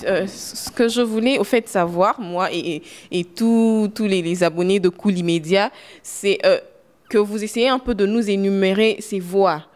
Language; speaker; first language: French; non-native, local second language; Lingala